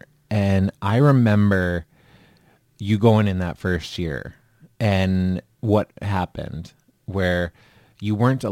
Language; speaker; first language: English; native; English